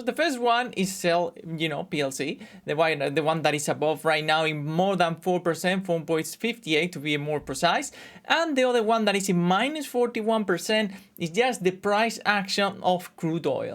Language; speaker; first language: English; non-native, fluent; Spanish